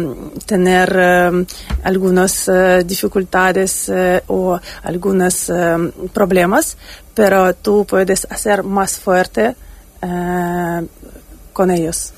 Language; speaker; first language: Spanish; non-native, learner; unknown